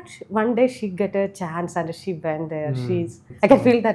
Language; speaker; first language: English; non-native, local second language; Malayalam